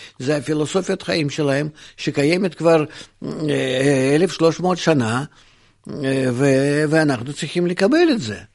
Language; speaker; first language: Hebrew; non-native, fluent; Russian